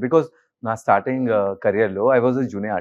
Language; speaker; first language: Telugu; non-native, learner; Hindi